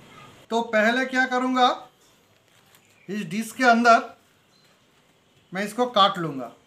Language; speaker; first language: Hindi; non-native, local second language; Bangla